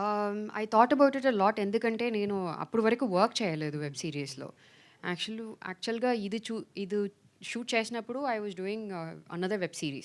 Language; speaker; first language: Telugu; non-native, fluent; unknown